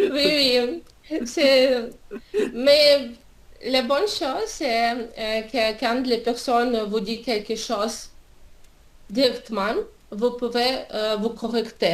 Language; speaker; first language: French; non-native, learner; Russian